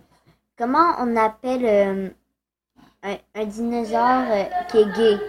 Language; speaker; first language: French; native; French